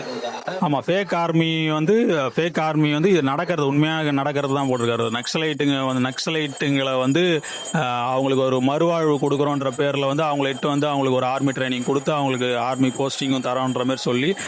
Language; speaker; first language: Tamil; native; Tamil